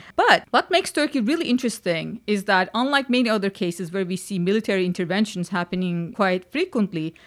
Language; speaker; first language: English; non-native, fluent; Turkish